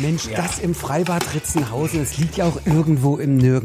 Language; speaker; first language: German; native; German